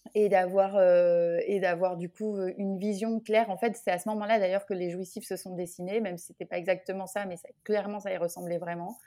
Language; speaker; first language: French; native; French